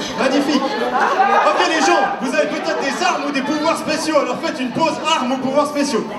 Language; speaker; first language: French; native; French